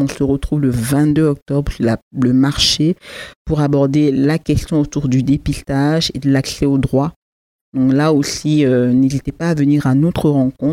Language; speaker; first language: French; native; French